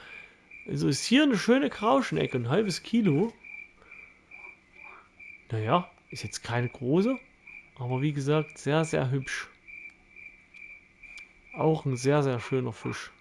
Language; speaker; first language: German; native; German